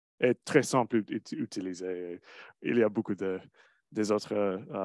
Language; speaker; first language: French; non-native, learner; English